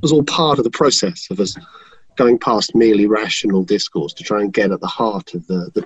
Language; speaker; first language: English; native; English